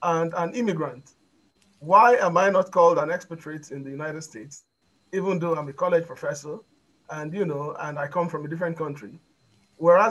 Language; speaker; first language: English; non-native, local second language; Igbo